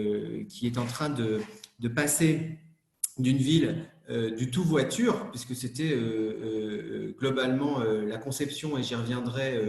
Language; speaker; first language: French; native; French